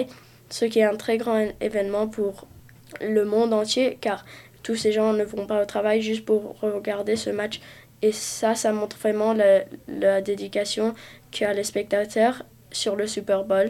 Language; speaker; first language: French; early bilingual, heritage; French